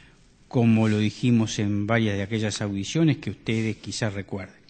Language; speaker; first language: Spanish; native; Spanish